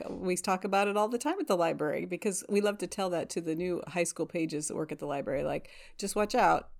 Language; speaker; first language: English; native; English